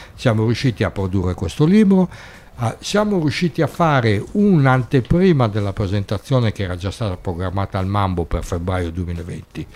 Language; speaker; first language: Italian; native; Italian